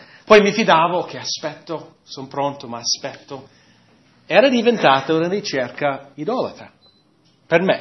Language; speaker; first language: Italian; non-native, fluent; English